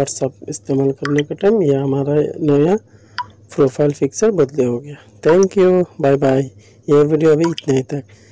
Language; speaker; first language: Hindi; non-native, local second language; Bangla